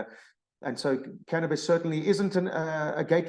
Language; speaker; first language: English; native; English